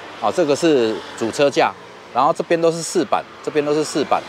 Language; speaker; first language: Chinese; native; Chinese